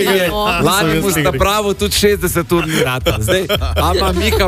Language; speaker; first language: Slovenian; native; Slovenian